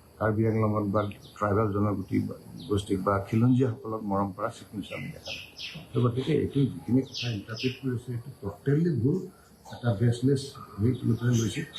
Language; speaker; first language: Assamese; non-native, local second language; Karbi